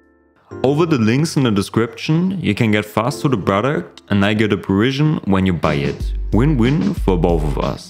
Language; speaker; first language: English; non-native, fluent; German